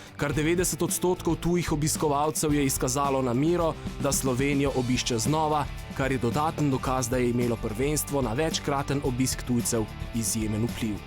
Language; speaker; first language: Slovenian; native; Slovenian